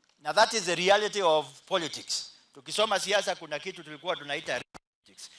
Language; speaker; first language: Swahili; native; Swahili